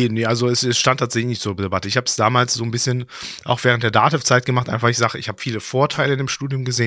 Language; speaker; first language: German; native; German